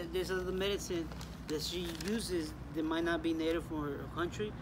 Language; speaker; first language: English; early bilingual, other home language; Spanish